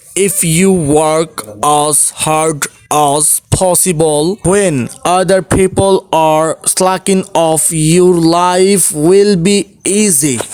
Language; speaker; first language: English; non-native, local second language; Bangla